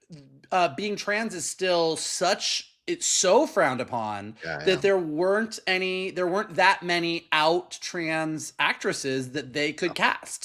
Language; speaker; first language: English; native; English